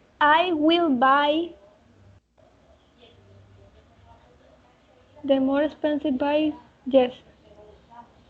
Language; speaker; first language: English; non-native, learner; Spanish